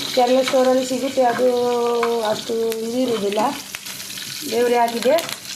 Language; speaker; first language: Kannada; non-native, local second language; Tulu